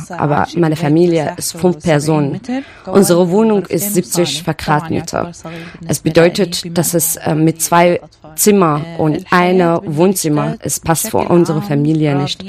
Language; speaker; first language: German; non-native, learner; Arabic